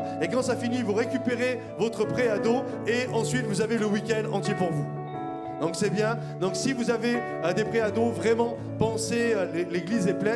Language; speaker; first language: French; native; French